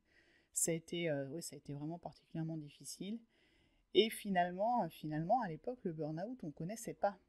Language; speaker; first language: French; native; French